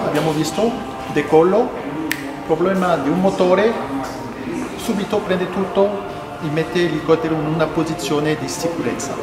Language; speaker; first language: Italian; non-native, fluent; French